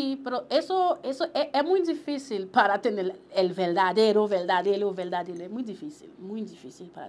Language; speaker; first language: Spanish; non-native, local second language; Haitian Creole